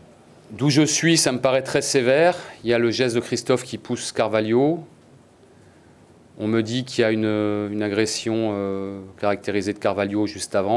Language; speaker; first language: French; native; French